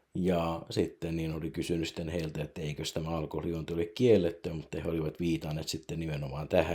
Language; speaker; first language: Finnish; native; Finnish